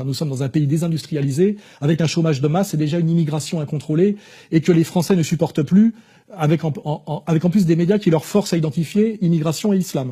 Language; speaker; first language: French; native; French